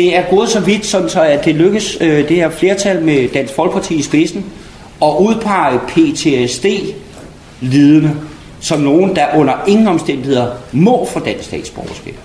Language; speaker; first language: Danish; native; Danish